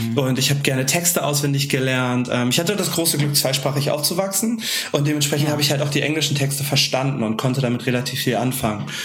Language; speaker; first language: German; native; German